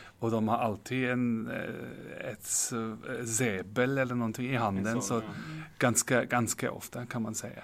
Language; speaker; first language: Swedish; non-native, fluent; German